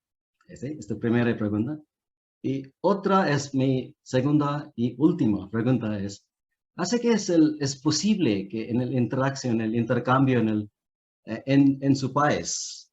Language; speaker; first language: Spanish; non-native, learner; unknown